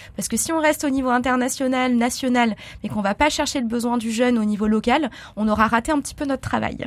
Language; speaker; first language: French; native; French